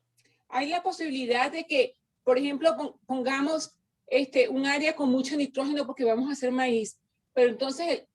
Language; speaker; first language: Spanish; native; Spanish